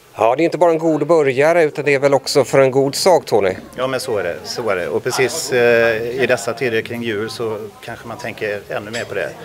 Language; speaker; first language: Swedish; native; Swedish